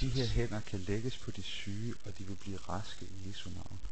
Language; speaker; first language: Danish; native; Danish